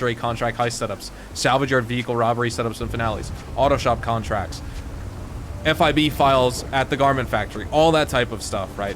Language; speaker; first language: English; native; English